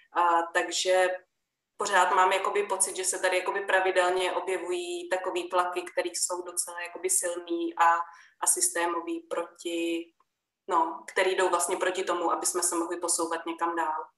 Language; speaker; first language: Czech; native; Czech